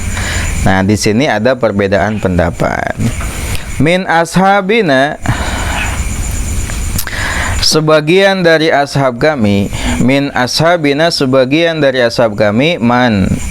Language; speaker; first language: Indonesian; non-native, local second language; Sundanese